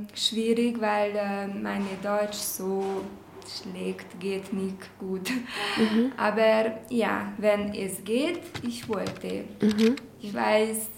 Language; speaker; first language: German; non-native, learner; Hungarian